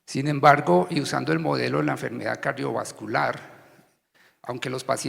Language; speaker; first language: Spanish; native; Spanish